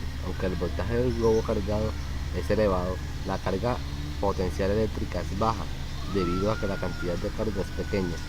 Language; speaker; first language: Spanish; native; Spanish